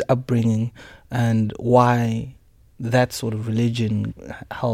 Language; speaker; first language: English; non-native, local second language; Tswana